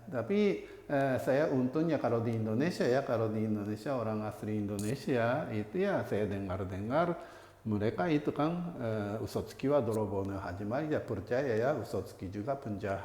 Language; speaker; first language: Indonesian; non-native, fluent; Japanese